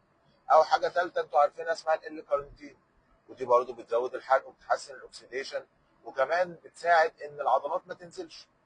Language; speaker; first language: Arabic; native; Arabic